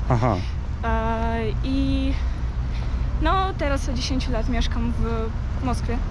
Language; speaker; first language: Polish; early bilingual, heritage; Russian